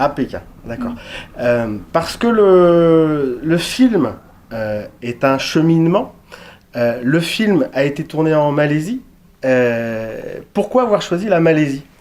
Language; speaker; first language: French; native; French